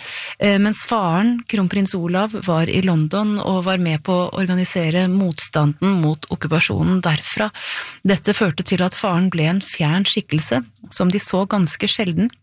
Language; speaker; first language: Norwegian; native; Norwegian